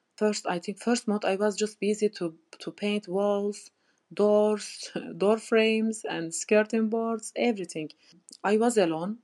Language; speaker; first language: English; non-native, learner; Turkish